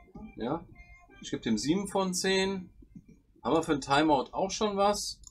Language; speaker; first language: German; native; German